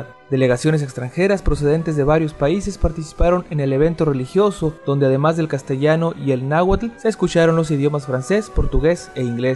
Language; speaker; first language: Spanish; native; Spanish